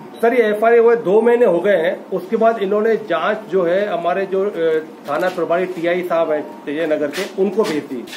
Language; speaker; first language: Hindi; native; Hindi